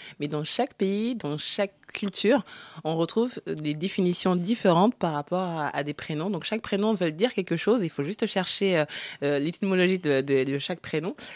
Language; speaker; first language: French; early bilingual, other home language; Lingala